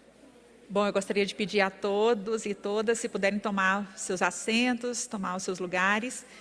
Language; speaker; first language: Portuguese; native; Portuguese